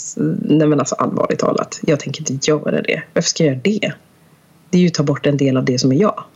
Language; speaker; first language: Swedish; early bilingual, other home language; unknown